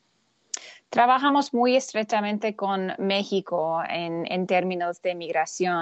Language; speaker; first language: Spanish; non-native, fluent; English